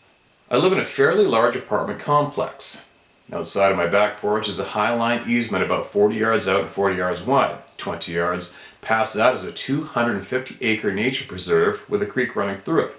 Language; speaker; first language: English; native; English